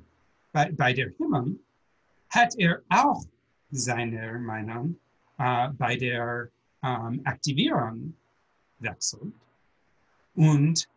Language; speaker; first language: German; non-native, learner; English